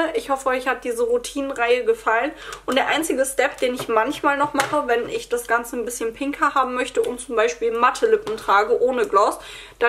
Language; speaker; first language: German; native; German